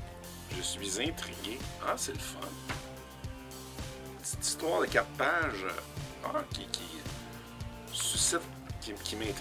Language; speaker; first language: French; native; French